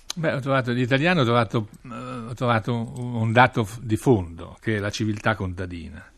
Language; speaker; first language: Italian; native; Italian